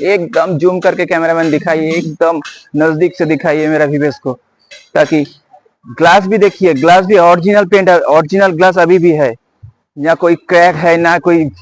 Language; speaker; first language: Hindi; non-native, local second language; Bangla